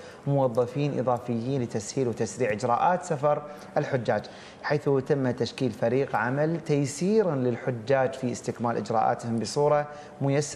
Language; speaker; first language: Arabic; native; Arabic